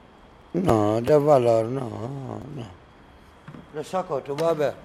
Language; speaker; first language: Spanish; non-native, learner; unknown